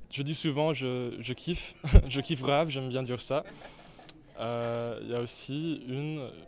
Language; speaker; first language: French; non-native, local second language; English